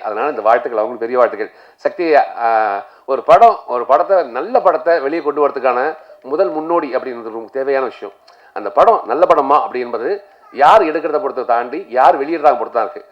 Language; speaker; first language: Tamil; native; Tamil